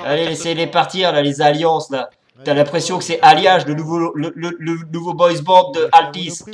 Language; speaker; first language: French; native; French